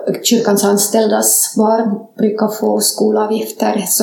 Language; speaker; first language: Swedish; non-native, fluent; Estonian